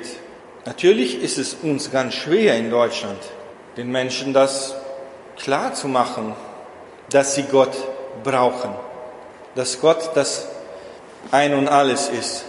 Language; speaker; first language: German; non-native, fluent; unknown